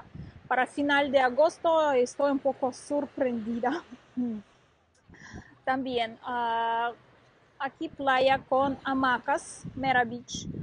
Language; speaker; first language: Spanish; non-native, learner; Russian